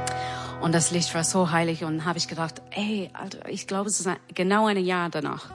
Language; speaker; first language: German; non-native, fluent; English